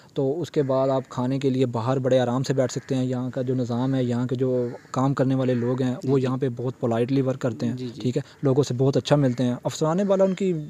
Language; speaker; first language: Urdu; native; Urdu